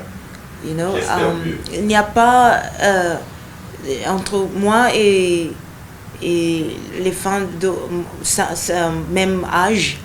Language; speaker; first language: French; non-native, learner; Yoruba